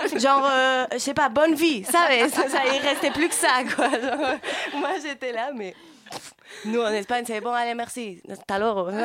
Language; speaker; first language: French; non-native, fluent; Spanish